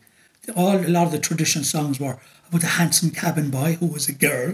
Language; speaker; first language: English; native; English